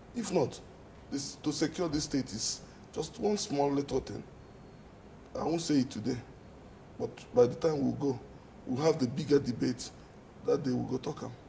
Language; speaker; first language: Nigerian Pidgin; non-native, local second language; Igbo